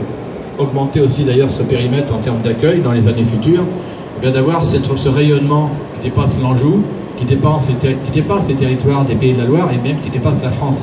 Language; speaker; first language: French; native; French